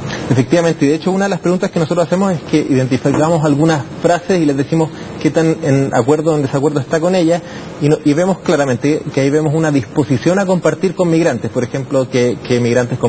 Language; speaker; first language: Spanish; native; Spanish